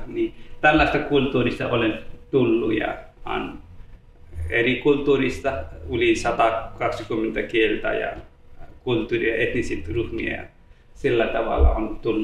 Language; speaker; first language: Finnish; non-native, learner; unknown